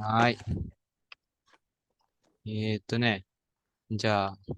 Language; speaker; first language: Japanese; non-native, fluent; Indonesian